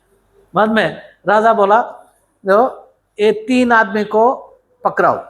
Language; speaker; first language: Hindi; non-native, learner; Bangla